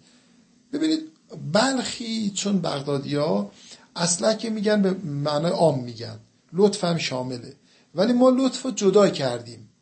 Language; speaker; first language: Persian; native; Persian